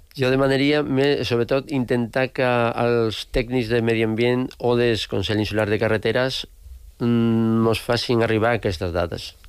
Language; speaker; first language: Catalan; non-native, local second language; Spanish